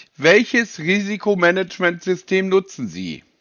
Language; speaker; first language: German; native; German